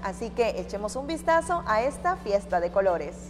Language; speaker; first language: Spanish; native; Spanish